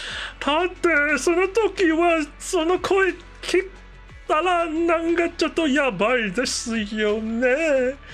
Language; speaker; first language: Japanese; non-native, learner; English